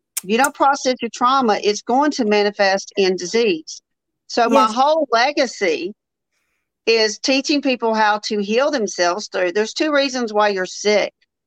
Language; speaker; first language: English; native; English